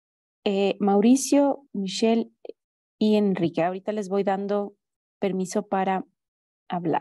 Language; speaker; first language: Spanish; native; Spanish